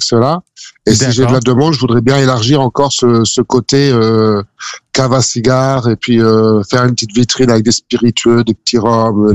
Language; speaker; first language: French; native; French